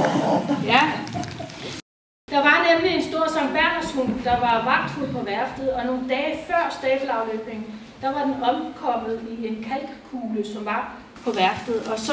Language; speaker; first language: Danish; native; Danish